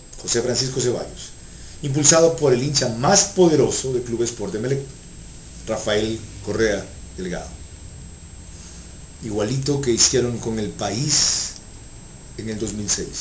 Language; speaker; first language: Spanish; native; Spanish